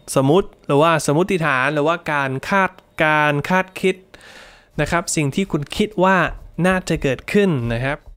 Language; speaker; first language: Thai; non-native, fluent; English